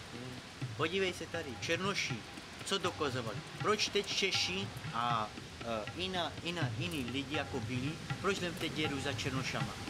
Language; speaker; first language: Czech; non-native, local second language; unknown